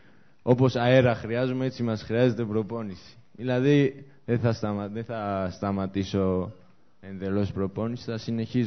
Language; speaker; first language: Greek; non-native, fluent; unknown